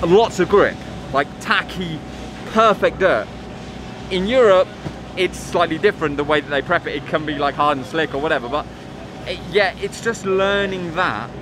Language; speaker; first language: English; native; English